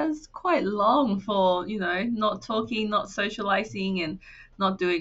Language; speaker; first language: English; non-native, local second language; Cantonese